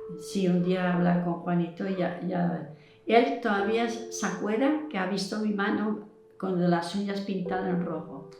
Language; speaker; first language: Spanish; non-native, fluent; French